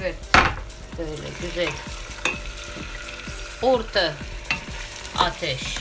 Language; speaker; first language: Turkish; non-native, learner; Russian